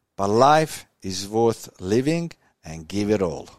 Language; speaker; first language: English; non-native, fluent; Croatian